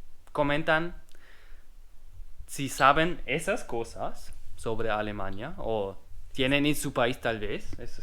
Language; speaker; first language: Spanish; non-native, learner; German